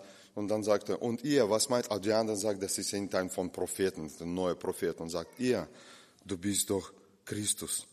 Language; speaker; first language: German; non-native, fluent; Russian